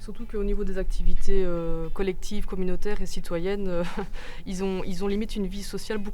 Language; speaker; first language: French; native; French